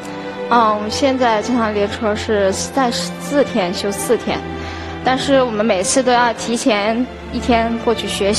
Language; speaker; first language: Chinese; native; Chinese